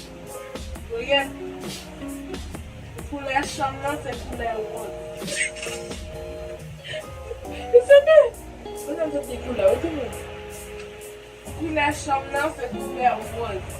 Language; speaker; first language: French; non-native, learner; Haitian Creole